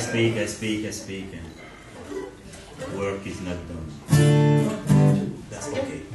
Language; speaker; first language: English; non-native, learner; French